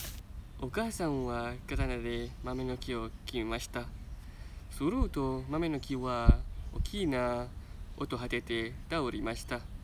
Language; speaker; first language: Japanese; non-native, learner; Indonesian